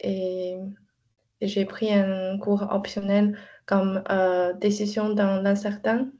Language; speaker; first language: French; non-native, learner; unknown